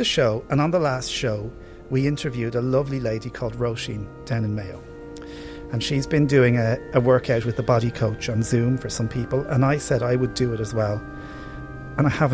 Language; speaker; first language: English; native; English